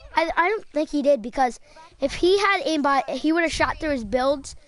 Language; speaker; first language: English; native; English